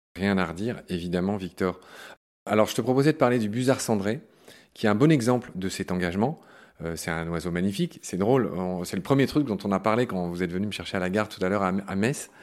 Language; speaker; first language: French; native; French